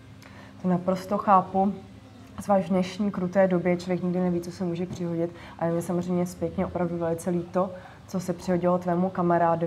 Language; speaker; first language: Czech; native; Czech